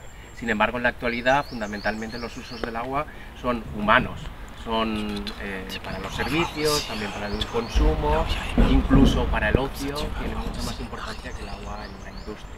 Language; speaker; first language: Spanish; native; Spanish